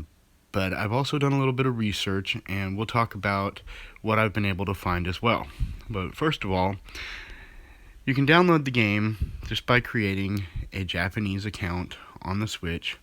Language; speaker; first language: English; native; English